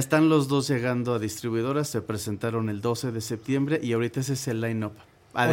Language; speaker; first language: Spanish; native; Spanish